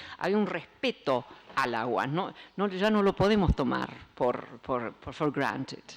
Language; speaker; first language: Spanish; early bilingual, other home language; Dutch